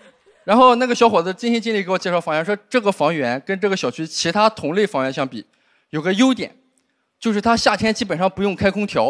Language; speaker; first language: Chinese; native; Chinese